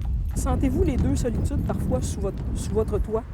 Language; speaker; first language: French; native; French